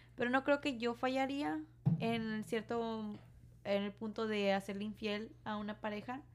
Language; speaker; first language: Spanish; early bilingual, heritage; Spanish